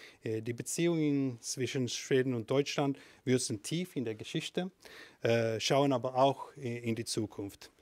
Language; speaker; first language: German; non-native, fluent; Swedish